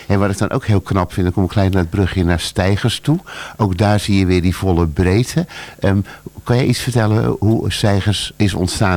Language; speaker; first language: Dutch; native; Dutch